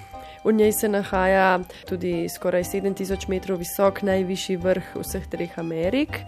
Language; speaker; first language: Slovenian; native; Slovenian